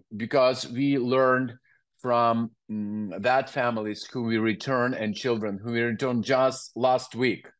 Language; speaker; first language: English; non-native, learner; Ukrainian